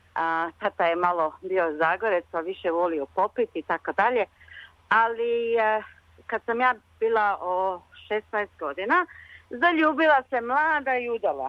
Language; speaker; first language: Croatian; early bilingual, other home language; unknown